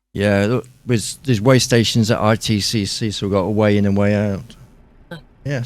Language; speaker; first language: English; native; English